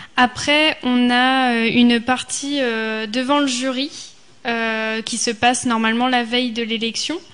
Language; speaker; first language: French; native; French